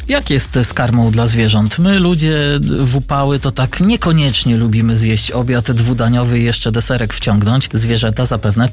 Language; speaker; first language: Polish; native; Polish